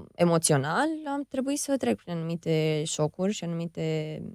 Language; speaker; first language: Romanian; native; Romanian